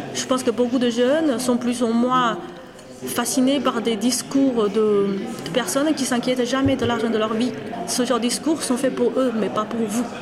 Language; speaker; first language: French; non-native, fluent; Chinese